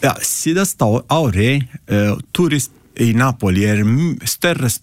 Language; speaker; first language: Icelandic; non-native, learner; Italian